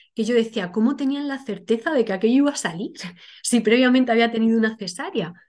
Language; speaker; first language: Spanish; native; Spanish